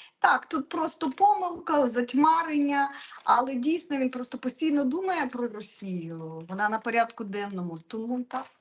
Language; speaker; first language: Ukrainian; non-native, local second language; Russian